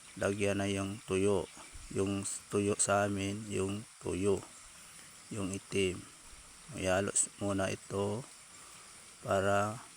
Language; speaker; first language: Filipino; non-native, local second language; Cebuano